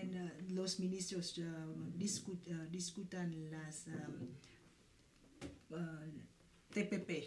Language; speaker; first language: Spanish; non-native, fluent; Vietnamese